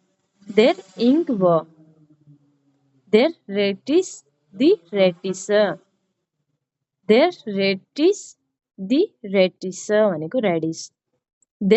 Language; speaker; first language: German; non-native, learner; Nepali